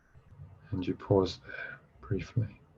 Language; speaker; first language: English; native; English